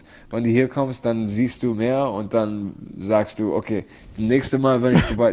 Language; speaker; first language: German; non-native, learner; Arabic